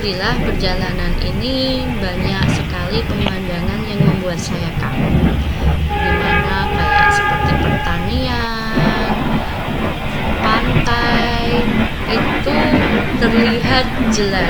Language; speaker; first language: Indonesian; non-native, local second language; Javanese